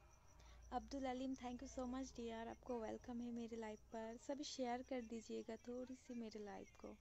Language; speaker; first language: Hindi; non-native, local second language; Bangla